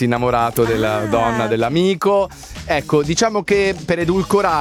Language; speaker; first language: Italian; native; Italian